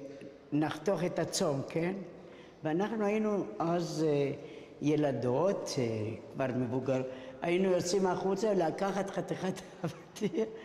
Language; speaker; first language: Hebrew; non-native, fluent; Spanish